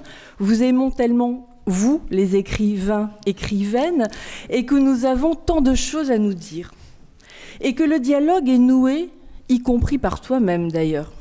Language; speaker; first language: French; native; French